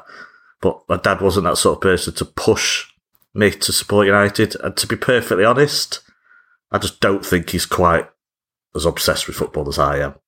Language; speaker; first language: English; native; English